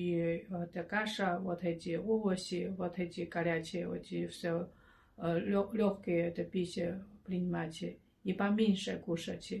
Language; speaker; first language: Russian; non-native, learner; Chinese